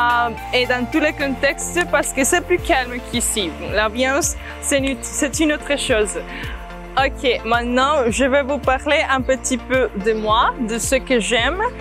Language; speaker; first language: French; non-native, fluent; Spanish